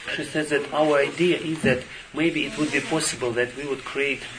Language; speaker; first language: English; non-native, fluent; Russian